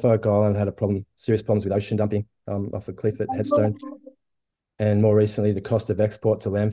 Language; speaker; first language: English; native; English